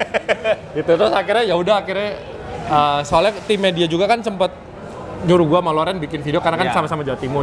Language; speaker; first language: Indonesian; native; Indonesian